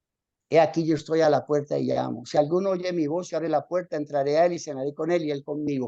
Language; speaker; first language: Spanish; native; Spanish